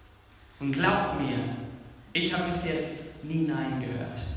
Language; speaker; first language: German; non-native, fluent; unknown